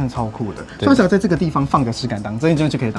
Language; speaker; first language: Chinese; native; Chinese